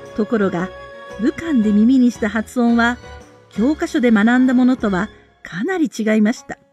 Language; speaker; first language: Japanese; native; Japanese